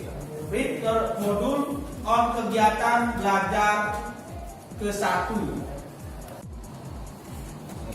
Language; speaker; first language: English; non-native, learner; Indonesian